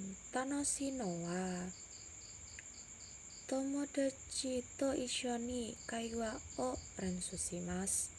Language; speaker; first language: Japanese; non-native, learner; Indonesian